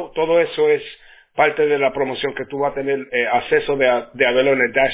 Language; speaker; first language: Spanish; early bilingual, heritage; Spanish